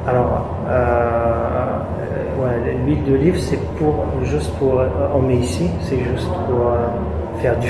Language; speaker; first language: French; non-native, fluent; Central Kurdish